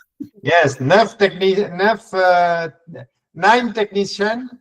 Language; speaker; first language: English; non-native, learner; French